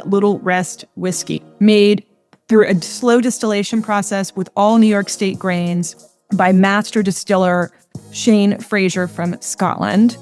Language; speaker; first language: English; native; English